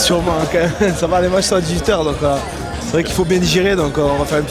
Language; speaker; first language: French; native; French